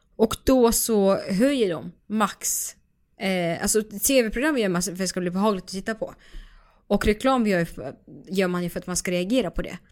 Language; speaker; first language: Swedish; early bilingual, other home language; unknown